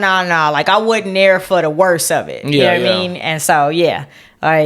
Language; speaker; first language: English; native; English